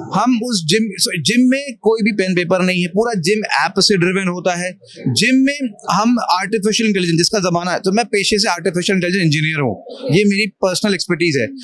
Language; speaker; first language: Hindi; native; Hindi